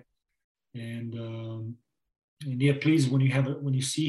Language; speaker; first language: English; non-native, fluent; Serbian